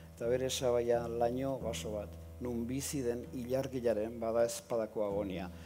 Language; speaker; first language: Basque; native; Basque